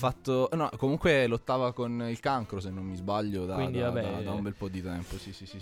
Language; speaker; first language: Italian; native; Italian